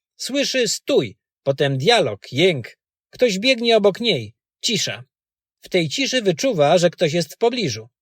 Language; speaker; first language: Polish; native; Polish